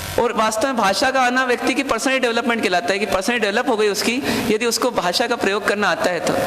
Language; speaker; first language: Hindi; non-native, local second language; Marwari